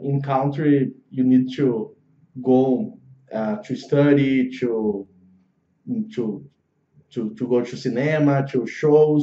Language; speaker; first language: English; non-native, learner; Portuguese